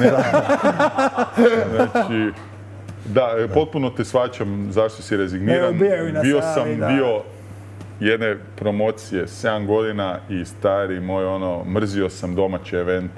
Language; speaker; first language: Croatian; native; Croatian